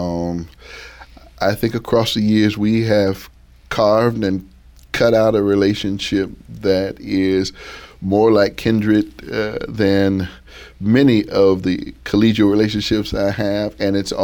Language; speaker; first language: English; native; English